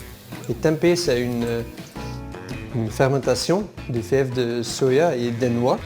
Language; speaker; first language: French; non-native, local second language; Dutch